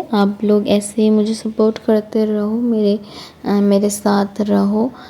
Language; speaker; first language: Hindi; non-native, local second language; Bangla